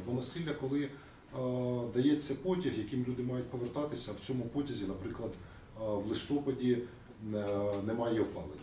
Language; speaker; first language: Ukrainian; native; Ukrainian